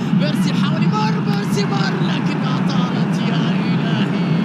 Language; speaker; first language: Arabic; native; Arabic